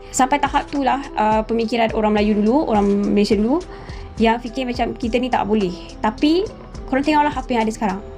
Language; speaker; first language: Malay; native; Malay